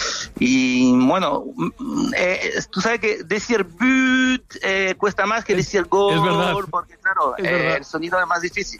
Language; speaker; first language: Spanish; non-native, fluent; French